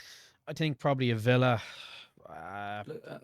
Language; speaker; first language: English; native; English